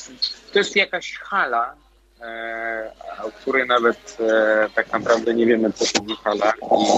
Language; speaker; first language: Polish; non-native, fluent; Belarusian